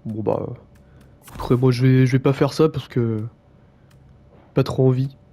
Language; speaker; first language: French; native; French